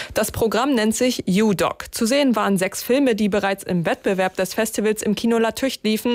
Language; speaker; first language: German; native; German